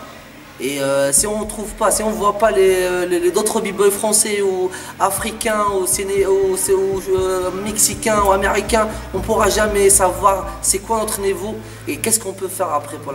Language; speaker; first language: French; non-native, local second language; Arabic